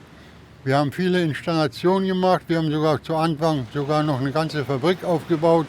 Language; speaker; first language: German; early bilingual, heritage; German